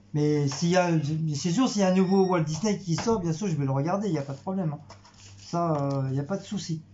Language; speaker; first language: French; native; French